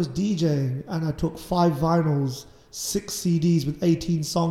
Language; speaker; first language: English; native; English